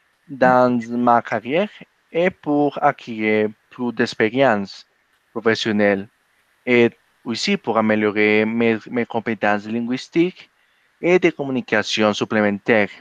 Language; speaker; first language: French; non-native, learner; Spanish